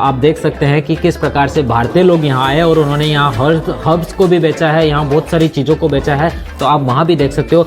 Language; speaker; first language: Hindi; native; Hindi